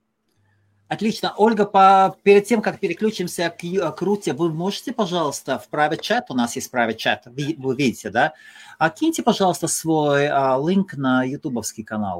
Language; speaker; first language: Russian; non-native, local second language; Latvian